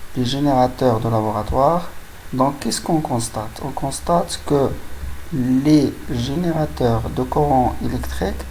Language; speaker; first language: French; non-native, local second language; Arabic